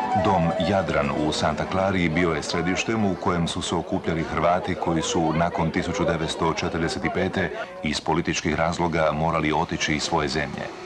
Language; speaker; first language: Croatian; native; Croatian